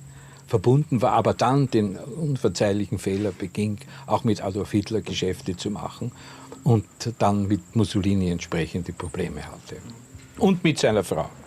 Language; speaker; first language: German; native; German